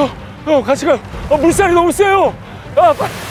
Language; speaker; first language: Korean; native; Korean